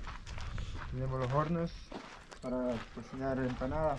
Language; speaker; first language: Spanish; native; Spanish